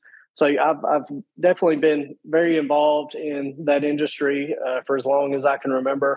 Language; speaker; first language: English; native; English